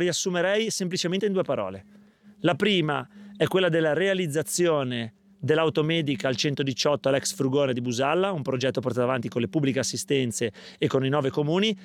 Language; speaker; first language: Italian; native; Italian